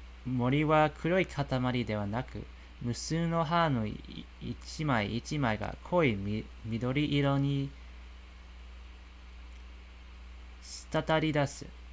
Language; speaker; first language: Japanese; non-native, fluent; English